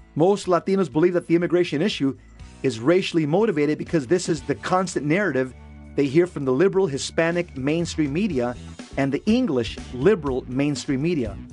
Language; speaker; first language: English; early bilingual, other home language; Spanish